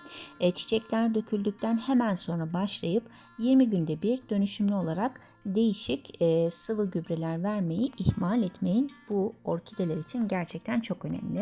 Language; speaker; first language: Turkish; native; Turkish